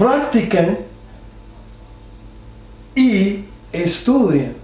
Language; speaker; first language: Spanish; non-native, learner; English